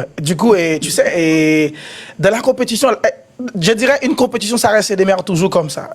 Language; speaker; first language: French; non-native, local second language; Haitian Creole